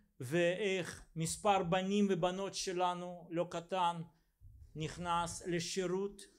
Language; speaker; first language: Hebrew; non-native, fluent; Russian